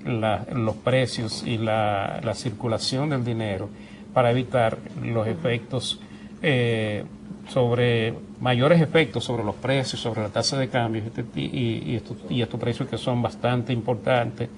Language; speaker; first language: Spanish; native; Spanish